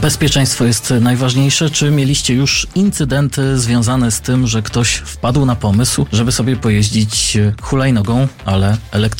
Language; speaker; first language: Polish; native; Polish